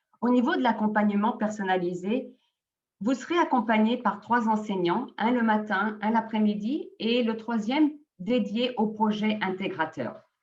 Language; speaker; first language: French; native; French